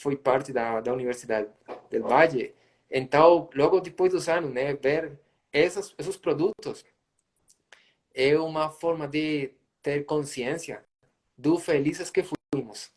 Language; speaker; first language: Portuguese; non-native, fluent; Spanish